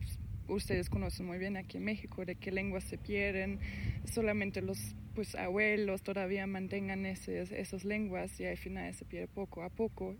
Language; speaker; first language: Spanish; non-native, fluent; German